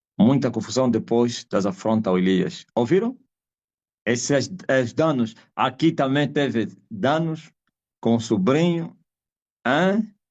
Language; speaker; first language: Portuguese; non-native, local second language; Kongo